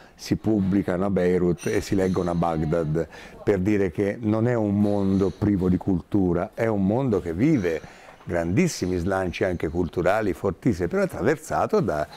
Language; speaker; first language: Italian; native; Italian